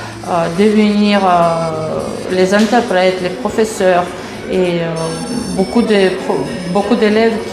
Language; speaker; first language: French; non-native, fluent; Russian